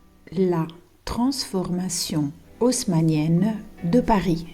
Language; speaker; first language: French; non-native, fluent; Italian